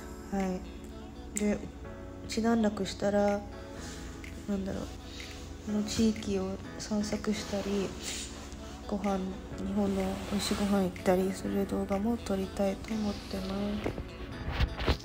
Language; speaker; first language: Japanese; early bilingual, heritage; Japanese